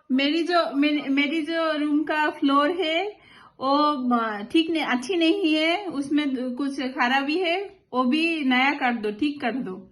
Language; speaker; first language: Hindi; non-native, learner; Bangla